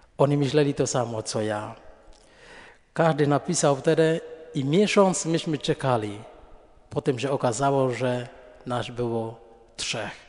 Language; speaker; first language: Polish; non-native, fluent; Indonesian